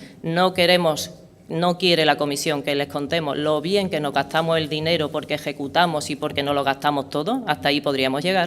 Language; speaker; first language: Spanish; native; Spanish